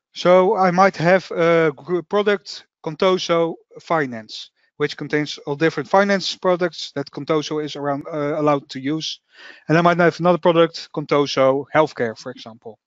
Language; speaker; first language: English; non-native, fluent; Dutch